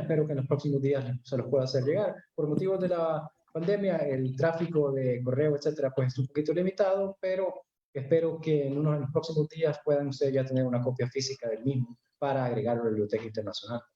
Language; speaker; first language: Spanish; native; Spanish